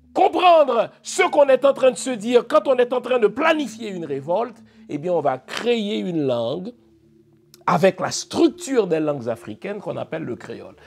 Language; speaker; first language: French; non-native, local second language; Haitian Creole